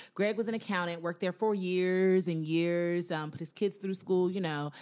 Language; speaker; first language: English; native; English